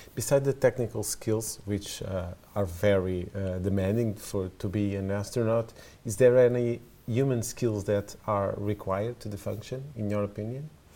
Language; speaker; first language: English; non-native, fluent; Portuguese